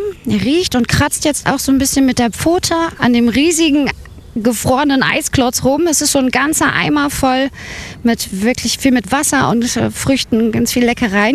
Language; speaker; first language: German; native; German